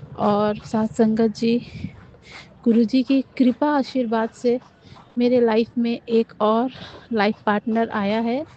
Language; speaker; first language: Hindi; non-native, local second language; Nepali